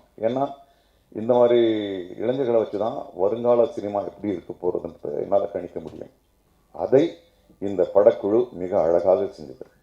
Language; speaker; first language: Tamil; native; Tamil